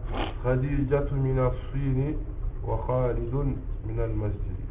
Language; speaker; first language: Arabic; non-native, learner; French